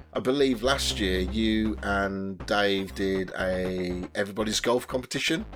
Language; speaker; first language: English; native; English